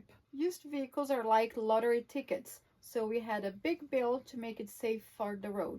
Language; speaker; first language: English; non-native, fluent; Portuguese